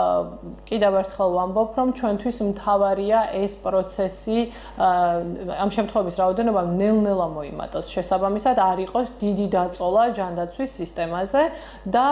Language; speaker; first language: Georgian; native; Georgian